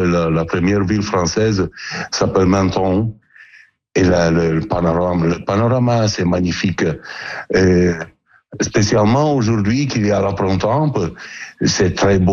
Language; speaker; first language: French; non-native, learner; Italian